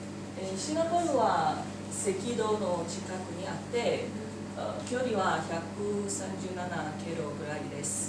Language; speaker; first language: Japanese; non-native, learner; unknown